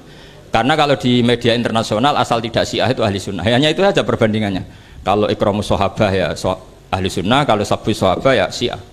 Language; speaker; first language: Indonesian; native; Indonesian